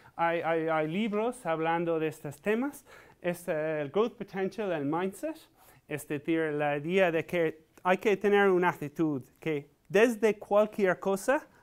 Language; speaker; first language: Spanish; non-native, fluent; English